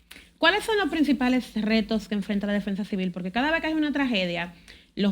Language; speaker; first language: Spanish; native; Spanish